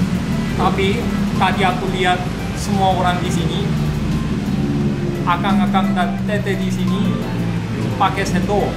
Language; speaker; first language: Indonesian; non-native, learner; Korean